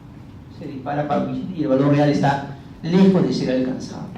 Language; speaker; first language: Spanish; native; Spanish